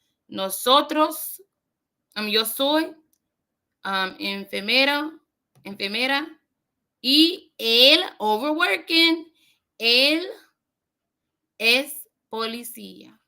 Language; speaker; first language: Spanish; non-native, learner; English